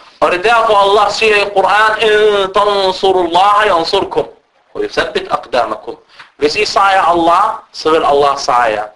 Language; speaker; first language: Danish; early bilingual, other home language; Arabic